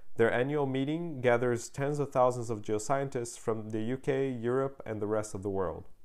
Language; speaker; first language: English; non-native, fluent; Portuguese